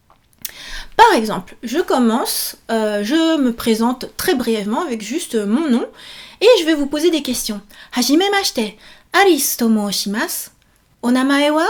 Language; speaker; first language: French; native; French